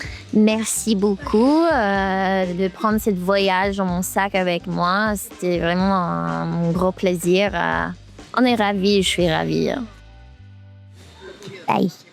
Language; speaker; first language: French; early bilingual, heritage; French